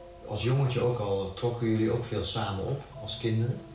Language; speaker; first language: Dutch; native; Dutch